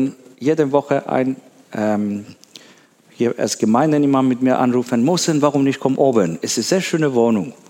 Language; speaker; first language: German; non-native, learner; Persian